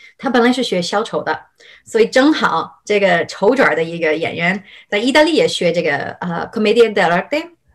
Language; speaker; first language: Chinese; non-native, fluent; English